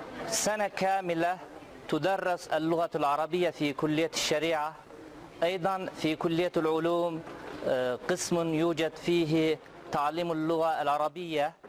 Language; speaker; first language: Arabic; non-native, fluent; Turkish